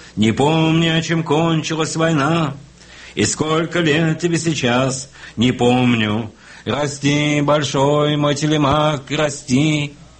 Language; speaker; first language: Russian; native; Russian